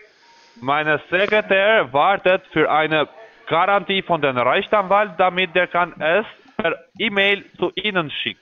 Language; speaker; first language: German; non-native, fluent; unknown